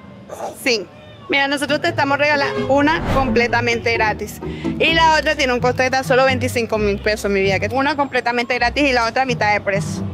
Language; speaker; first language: Spanish; native; Spanish